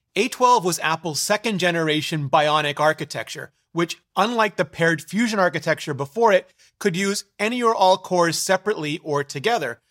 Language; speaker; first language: English; native; English